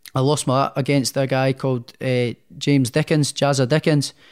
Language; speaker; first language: English; native; English